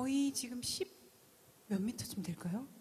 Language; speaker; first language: Korean; native; Korean